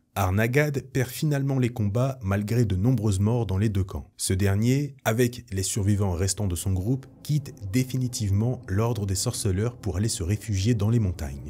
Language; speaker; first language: French; native; French